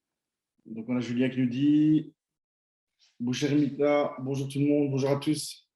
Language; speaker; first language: French; native; French